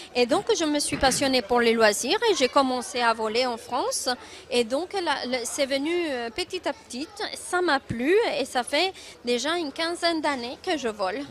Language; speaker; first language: French; non-native, fluent; Spanish